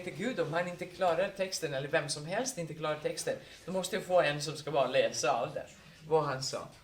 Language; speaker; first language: Swedish; non-native, fluent; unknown